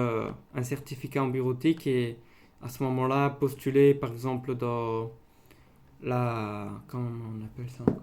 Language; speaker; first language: French; non-native, local second language; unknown